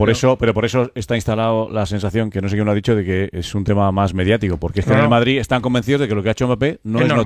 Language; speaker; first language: Spanish; native; Spanish